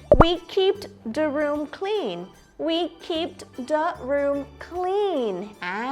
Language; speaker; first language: English; non-native, fluent; Thai